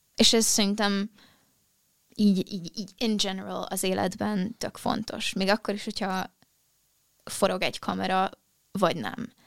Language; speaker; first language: Hungarian; early bilingual, heritage; Hungarian